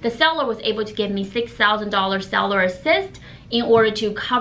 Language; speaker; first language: English; non-native, fluent; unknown